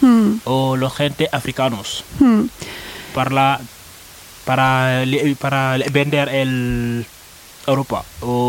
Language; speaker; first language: Spanish; non-native, learner; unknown